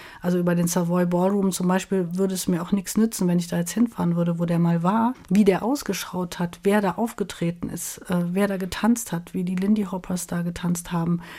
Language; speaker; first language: German; native; German